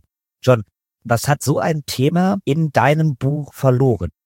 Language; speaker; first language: German; native; German